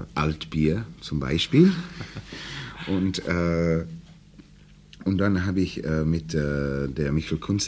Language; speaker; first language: German; non-native, learner; English